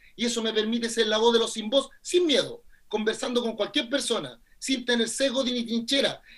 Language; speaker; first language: Spanish; native; Spanish